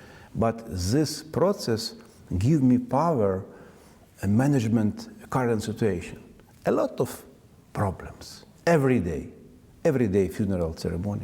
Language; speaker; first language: English; non-native, learner; Ukrainian